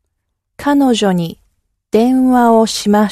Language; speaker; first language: Japanese; non-native, learner; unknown